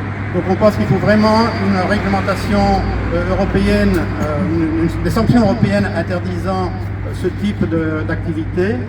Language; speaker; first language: French; native; French